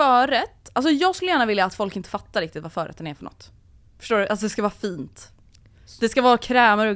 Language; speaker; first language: Swedish; native; Swedish